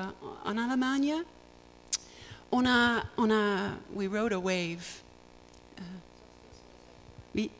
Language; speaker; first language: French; non-native, learner; English